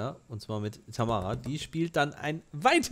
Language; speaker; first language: German; native; German